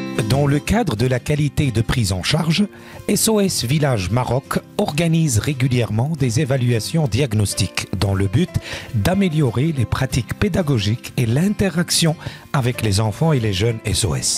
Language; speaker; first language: French; non-native, local second language; Arabic